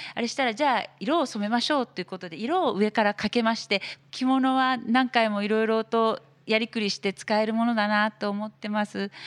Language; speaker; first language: Japanese; native; Japanese